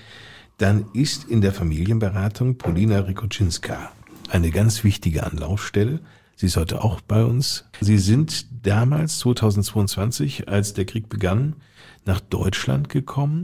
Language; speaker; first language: German; native; German